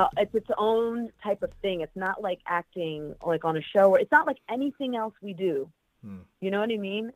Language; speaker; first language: English; native; English